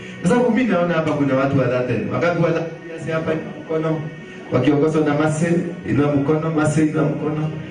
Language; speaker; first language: Swahili; non-native, local second language; Kikuyu